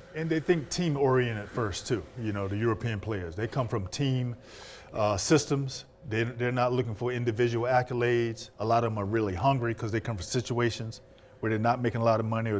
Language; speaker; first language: English; native; English